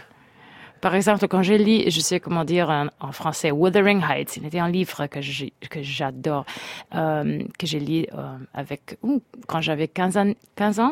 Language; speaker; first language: French; non-native, fluent; Spanish